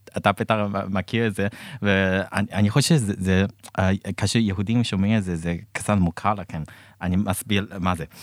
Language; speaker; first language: Hebrew; non-native, fluent; Chinese